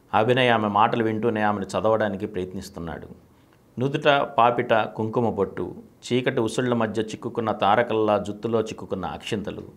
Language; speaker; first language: Telugu; native; Telugu